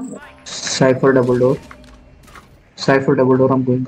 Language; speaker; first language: English; non-native, local second language; Kannada